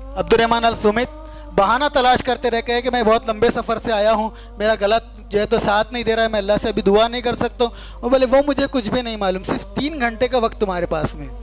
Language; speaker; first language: Urdu; native; Urdu